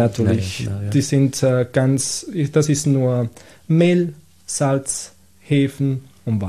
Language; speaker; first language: German; non-native, fluent; Italian